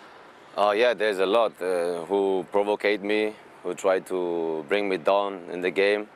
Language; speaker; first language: English; non-native, fluent; German